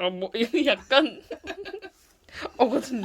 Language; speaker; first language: Korean; native; Korean